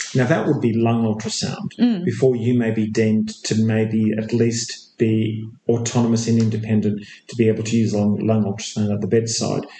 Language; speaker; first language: English; native; English